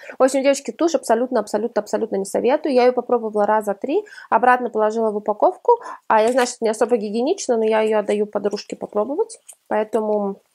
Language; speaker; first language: Russian; early bilingual, heritage; Russian